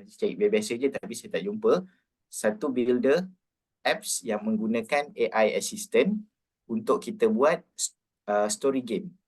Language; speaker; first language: Malay; native; Malay